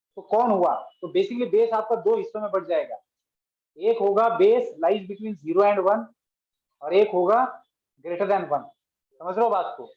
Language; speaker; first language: Hindi; non-native, local second language; Marathi